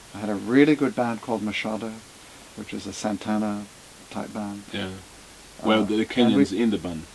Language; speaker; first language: English; native; English